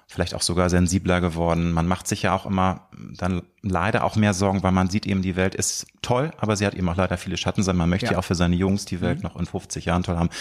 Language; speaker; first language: German; native; German